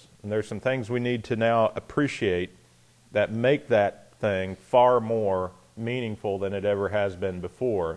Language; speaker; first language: English; native; English